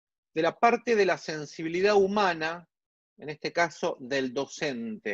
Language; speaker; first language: Spanish; native; Spanish